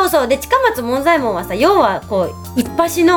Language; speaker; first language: Japanese; native; Japanese